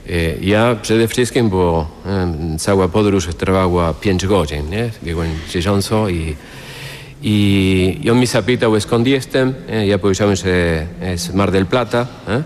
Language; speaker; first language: Polish; non-native, fluent; Spanish